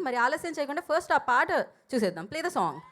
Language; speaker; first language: Telugu; native; Telugu